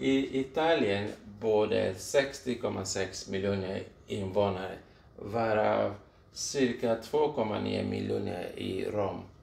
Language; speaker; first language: Swedish; non-native, fluent; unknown